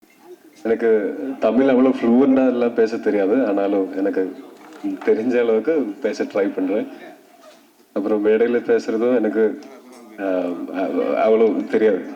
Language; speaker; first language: Tamil; non-native, learner; Malayalam